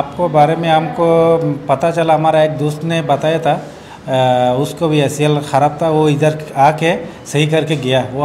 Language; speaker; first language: Hindi; non-native, learner; Bangla